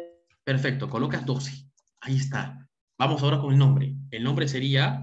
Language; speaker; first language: Spanish; native; Spanish